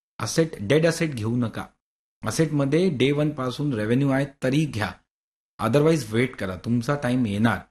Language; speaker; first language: Marathi; non-native, local second language; Hindi